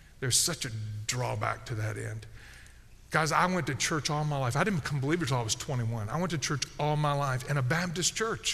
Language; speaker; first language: English; native; English